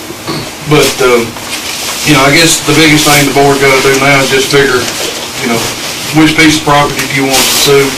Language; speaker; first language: English; native; English